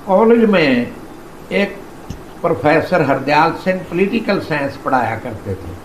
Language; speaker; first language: Hindi; non-native, local second language; Punjabi